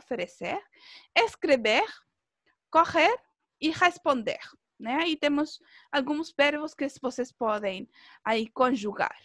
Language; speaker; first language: Portuguese; non-native, fluent; Spanish